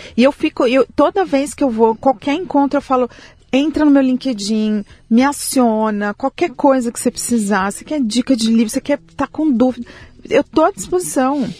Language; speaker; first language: Portuguese; early bilingual, other home language; Spanish